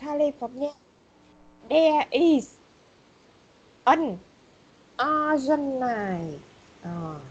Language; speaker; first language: English; non-native, learner; Vietnamese